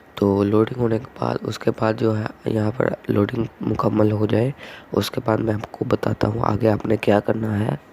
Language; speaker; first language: Urdu; non-native, local second language; Punjabi